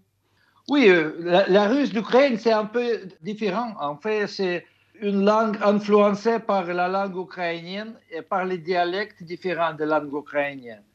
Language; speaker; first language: French; non-native, fluent; Russian